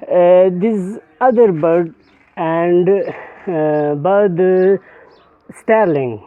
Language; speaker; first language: English; non-native, learner; Pashto